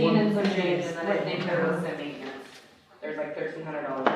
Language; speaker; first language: English; native; English